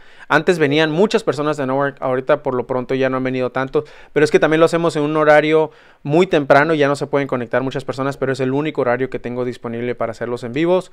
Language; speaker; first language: Spanish; native; Spanish